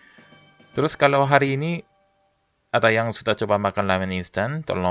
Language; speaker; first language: Indonesian; non-native, fluent; Korean